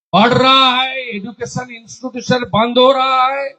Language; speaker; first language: Hindi; non-native, local second language; Bangla